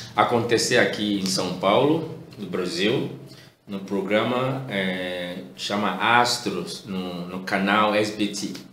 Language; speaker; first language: Portuguese; non-native, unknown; Yoruba